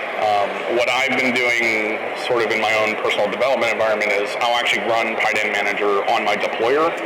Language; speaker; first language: English; native; English